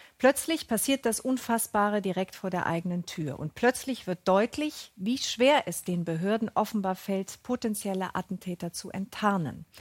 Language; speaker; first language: German; native; German